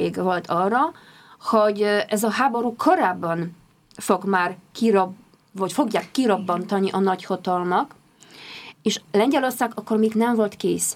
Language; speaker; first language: Hungarian; non-native, fluent; Polish